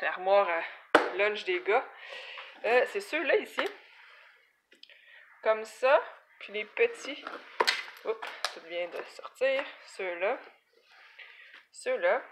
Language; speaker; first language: French; native; French